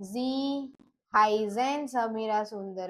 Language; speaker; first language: German; non-native, learner; Gujarati